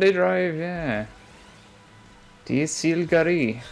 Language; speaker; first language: Welsh; non-native, local second language; English